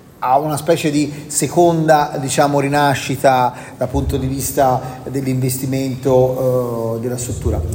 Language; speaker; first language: Italian; native; Italian